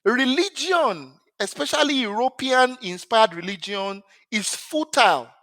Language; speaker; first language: English; non-native, local second language; Yoruba